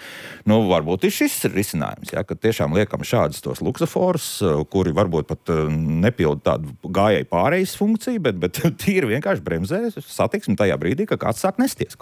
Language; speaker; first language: Latvian; native; Latvian